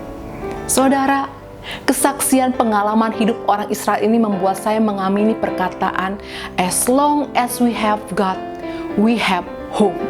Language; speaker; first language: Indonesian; native; Indonesian